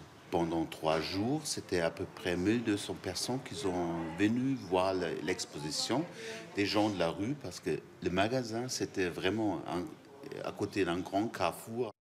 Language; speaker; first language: French; non-native, fluent; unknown